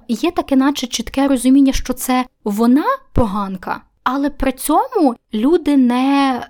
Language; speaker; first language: Ukrainian; native; Ukrainian